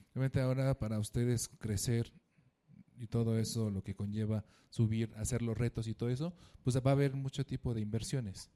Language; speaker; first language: Spanish; native; Spanish